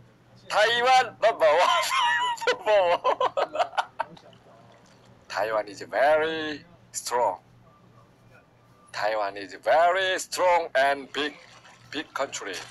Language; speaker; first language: English; non-native, learner; Korean